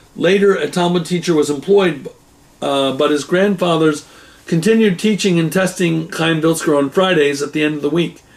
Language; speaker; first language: English; native; English